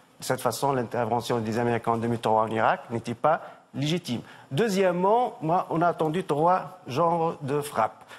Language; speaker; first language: French; non-native, local second language; Arabic